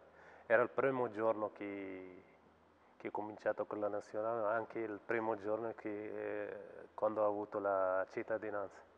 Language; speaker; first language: Italian; non-native, fluent; Arabic